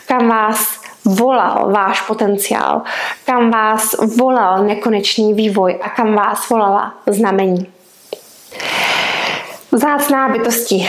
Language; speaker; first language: Czech; native; Czech